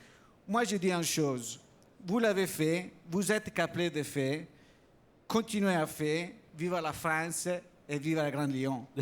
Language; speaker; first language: French; non-native, learner; Italian